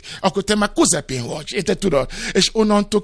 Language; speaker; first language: Hungarian; non-native, learner; Yoruba